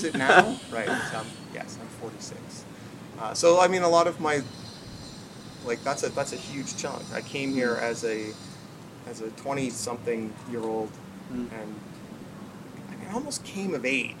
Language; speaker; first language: English; native; English